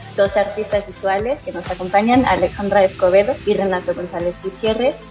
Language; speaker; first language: Spanish; non-native, fluent; French